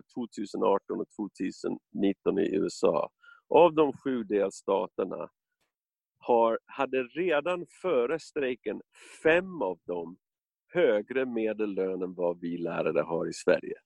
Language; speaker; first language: Swedish; non-native, fluent; English